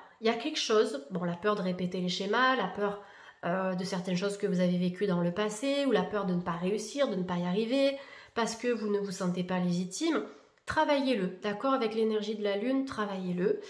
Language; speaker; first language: French; native; French